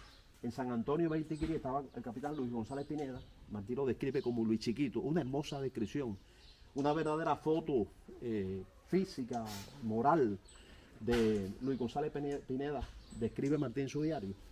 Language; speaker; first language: Spanish; native; Spanish